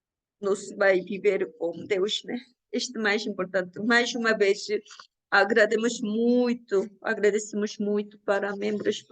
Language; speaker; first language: Portuguese; non-native, learner; Korean